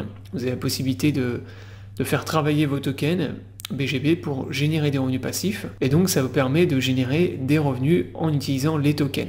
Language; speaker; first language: French; native; French